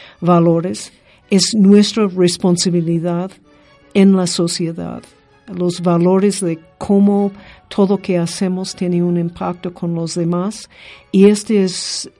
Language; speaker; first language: Spanish; non-native, fluent; English